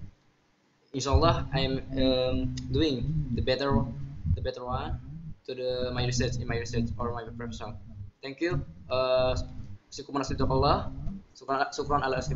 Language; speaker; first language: English; non-native, learner; Indonesian